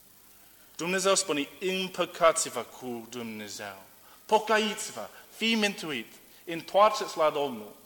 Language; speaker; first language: Romanian; non-native, learner; English